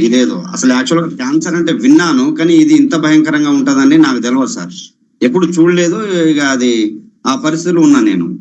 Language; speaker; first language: Telugu; non-native, local second language; Lambadi